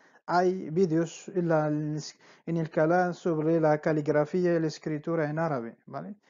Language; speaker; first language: Spanish; non-native, fluent; Arabic